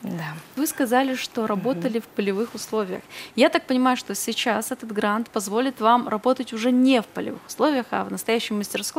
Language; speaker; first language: Russian; native; Russian